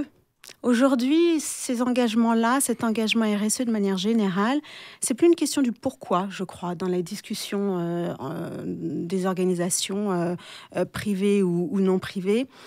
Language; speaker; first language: French; native; French